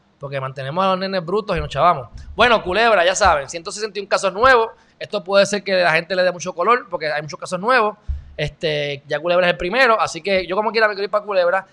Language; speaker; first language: Spanish; native; Spanish